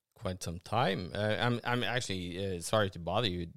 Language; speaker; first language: English; non-native, fluent; Norwegian